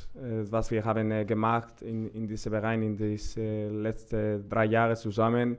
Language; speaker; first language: German; non-native, learner; Spanish